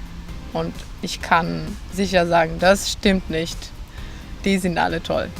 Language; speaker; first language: German; non-native, fluent; Macedonian